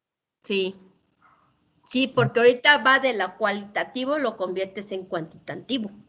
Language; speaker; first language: Spanish; native; Spanish